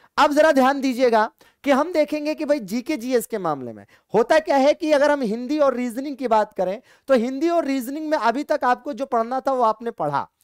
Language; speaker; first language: Hindi; native; Hindi